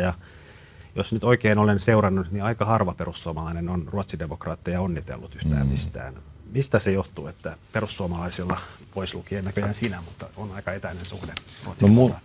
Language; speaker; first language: Finnish; native; Finnish